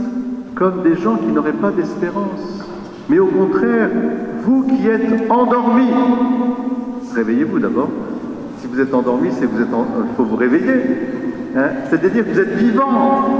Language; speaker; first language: French; native; French